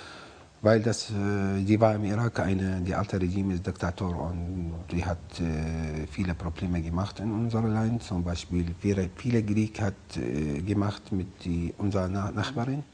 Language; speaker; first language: German; non-native, learner; Arabic